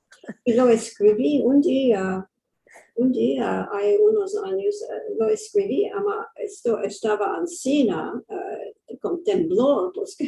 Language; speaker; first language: Spanish; early bilingual, heritage; English